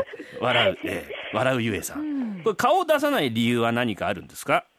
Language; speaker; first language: Japanese; native; Japanese